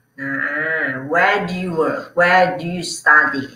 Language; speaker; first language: English; non-native, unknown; Thai